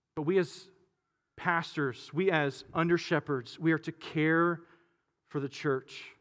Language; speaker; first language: English; native; English